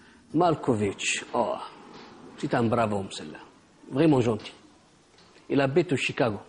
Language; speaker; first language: French; non-native, local second language; Arabic